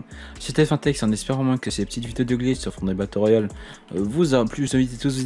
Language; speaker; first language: French; native; French